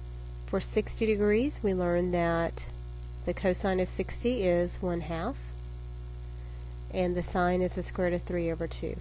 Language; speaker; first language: English; native; English